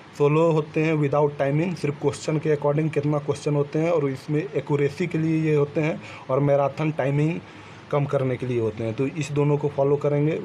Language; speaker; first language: Hindi; native; Hindi